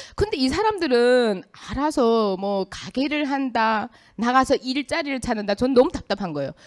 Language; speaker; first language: Korean; early bilingual, heritage; Korean